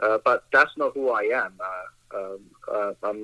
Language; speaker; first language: English; non-native, local second language; Akan